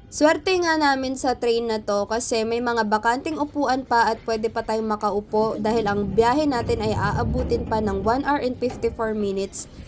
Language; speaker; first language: Filipino; native; Filipino